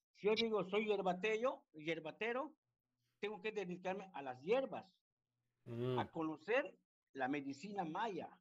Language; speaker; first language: Spanish; native; Spanish